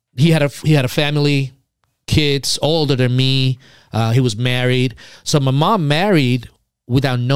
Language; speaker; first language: English; early bilingual, other home language; Spanish